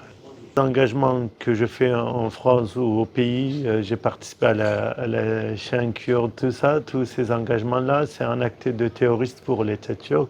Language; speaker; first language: French; non-native, fluent; Kurdish